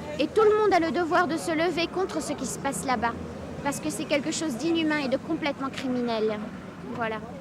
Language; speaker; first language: French; non-native, local second language; Arabic